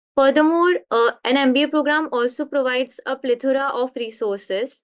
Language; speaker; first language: English; non-native, local second language; Hindi